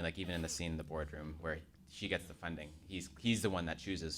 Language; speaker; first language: English; native; English